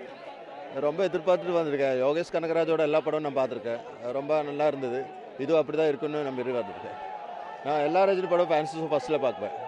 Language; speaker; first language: Tamil; non-native, local second language; Malayalam